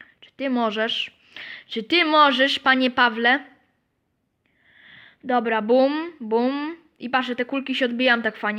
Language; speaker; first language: Polish; native; Polish